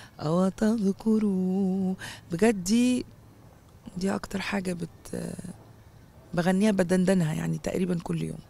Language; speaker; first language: Arabic; native; Arabic